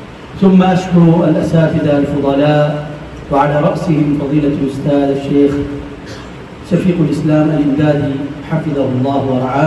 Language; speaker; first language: Arabic; non-native, fluent; Bangla